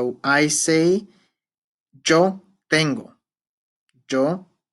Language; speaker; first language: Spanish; non-native, fluent; Arabic